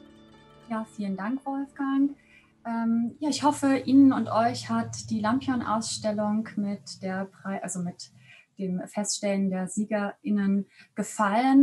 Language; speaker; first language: German; native; German